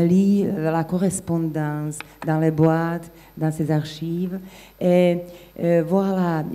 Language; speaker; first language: French; non-native, fluent; Slovak